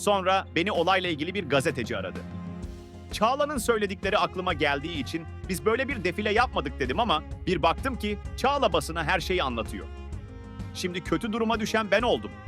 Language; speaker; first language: Turkish; native; Turkish